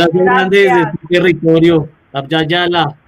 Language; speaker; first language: Spanish; native; Spanish